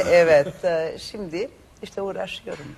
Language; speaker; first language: Turkish; non-native, learner; Macedonian